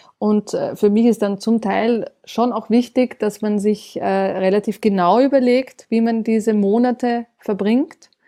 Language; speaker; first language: German; native; German